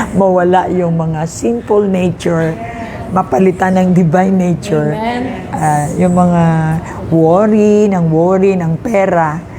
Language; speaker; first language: Filipino; non-native, local second language; Hiligaynon